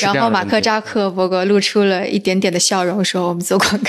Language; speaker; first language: Chinese; native; Chinese